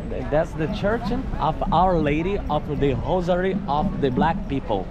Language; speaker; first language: English; non-native, fluent; Portuguese